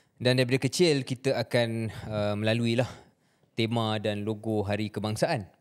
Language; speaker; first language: Malay; native; Malay